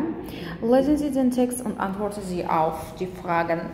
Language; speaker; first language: German; non-native, fluent; Azerbaijani